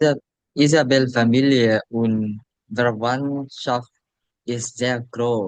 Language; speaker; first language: German; non-native, learner; Indonesian